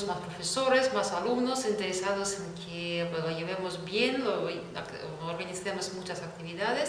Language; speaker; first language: Spanish; non-native, fluent; Russian